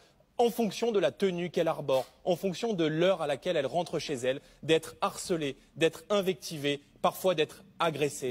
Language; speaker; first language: French; native; French